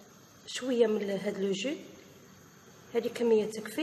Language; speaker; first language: Arabic; native; Arabic